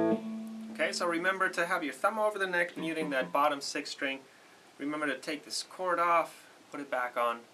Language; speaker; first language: English; native; English